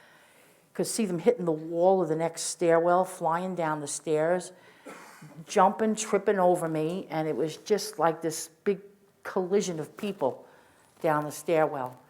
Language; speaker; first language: English; native; English